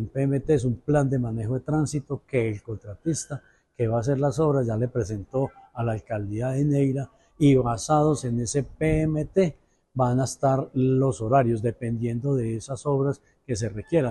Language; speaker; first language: Spanish; native; Spanish